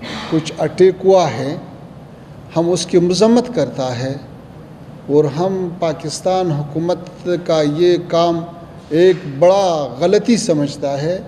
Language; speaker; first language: Hindi; non-native, learner; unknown